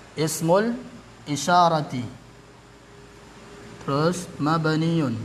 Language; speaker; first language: Arabic; non-native, learner; Indonesian